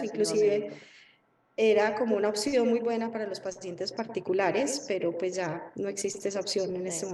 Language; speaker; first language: Spanish; native; Spanish